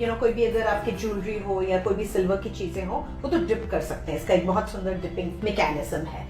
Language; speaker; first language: Hindi; non-native, local second language; Bangla